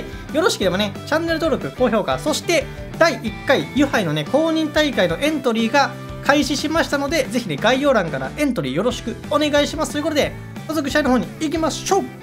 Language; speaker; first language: Japanese; native; Japanese